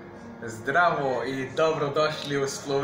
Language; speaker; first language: Slovenian; non-native, learner; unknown